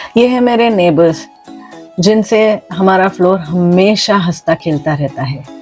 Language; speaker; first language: Hindi; non-native, local second language; Marathi